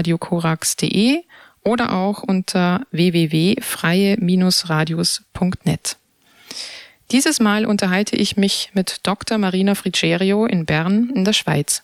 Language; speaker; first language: German; native; German